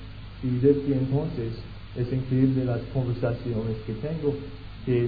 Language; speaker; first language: Spanish; non-native, fluent; English